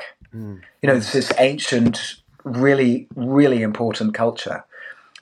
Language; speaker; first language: English; native; English